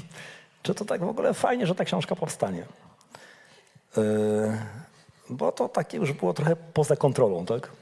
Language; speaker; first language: Polish; native; Polish